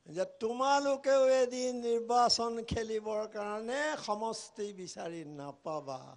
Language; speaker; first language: Assamese; native; Assamese